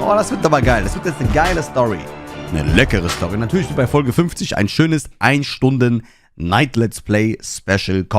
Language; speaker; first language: German; native; German